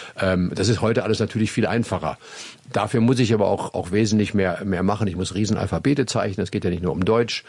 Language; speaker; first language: German; native; German